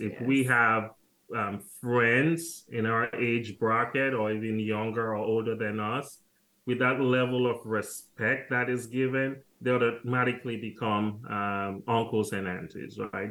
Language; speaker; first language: English; non-native, local second language; Krio